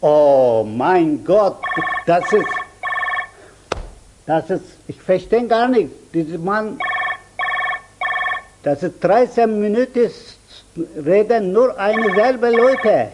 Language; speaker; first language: German; non-native, learner; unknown